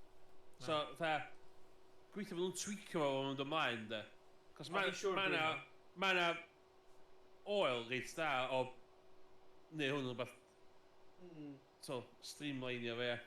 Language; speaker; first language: Welsh; native; Welsh